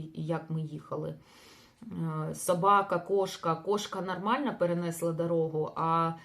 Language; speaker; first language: Ukrainian; non-native, local second language; Russian